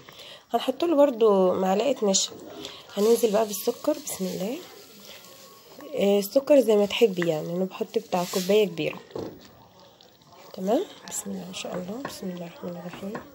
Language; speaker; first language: Arabic; native; Arabic